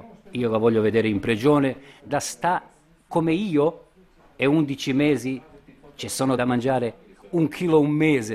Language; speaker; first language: Italian; non-native, learner; Bosnian